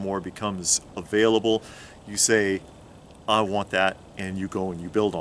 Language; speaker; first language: English; native; English